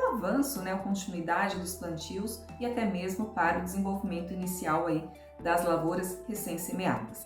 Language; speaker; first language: Portuguese; native; Portuguese